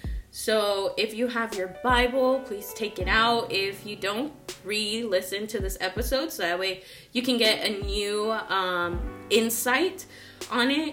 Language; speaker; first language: English; early bilingual, other home language; Spanish